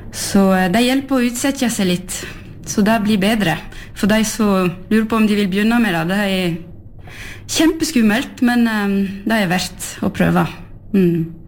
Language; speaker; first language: Norwegian; non-native, fluent; French